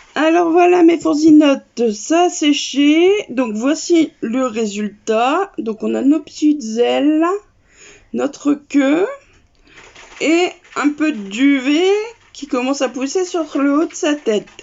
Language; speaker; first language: French; native; French